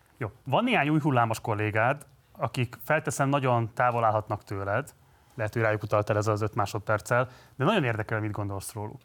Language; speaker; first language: Hungarian; native; Hungarian